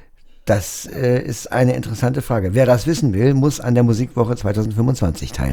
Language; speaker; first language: German; native; German